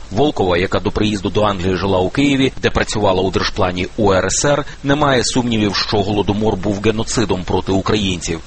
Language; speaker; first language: Ukrainian; native; Ukrainian